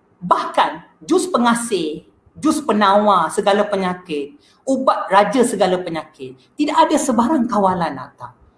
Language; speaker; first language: Malay; native; Malay